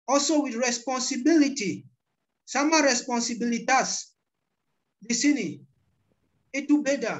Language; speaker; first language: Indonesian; non-native, learner; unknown